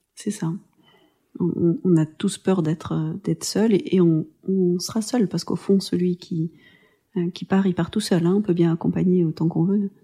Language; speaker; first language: French; native; French